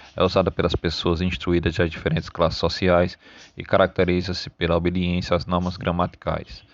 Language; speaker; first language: Portuguese; native; Portuguese